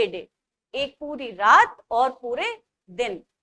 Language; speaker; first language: Hindi; native; Hindi